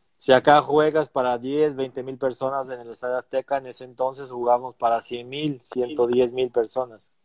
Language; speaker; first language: Spanish; non-native, fluent; Portuguese